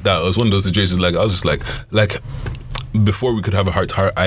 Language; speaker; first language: English; non-native, local second language; Yoruba